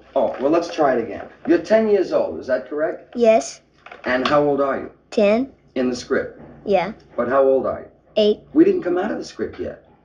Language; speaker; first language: English; native; English